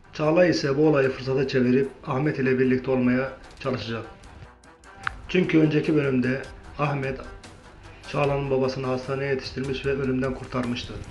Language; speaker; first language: Turkish; native; Turkish